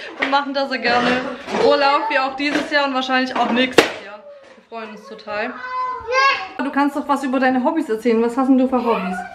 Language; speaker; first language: German; early bilingual, other home language; Polish